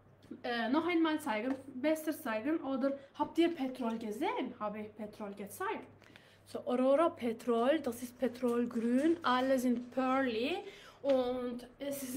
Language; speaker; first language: German; non-native, learner; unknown